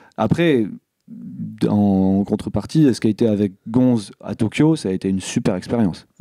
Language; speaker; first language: French; native; French